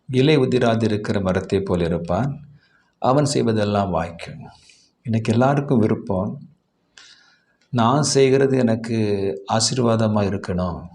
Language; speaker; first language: Tamil; native; Tamil